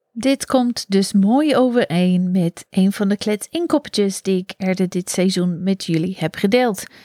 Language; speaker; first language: Dutch; non-native, fluent; English